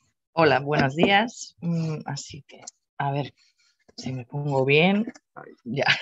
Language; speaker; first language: Spanish; non-native, fluent; Dutch